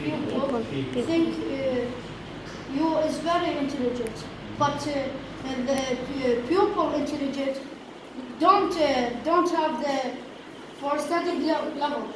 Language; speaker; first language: English; non-native, learner; Arabic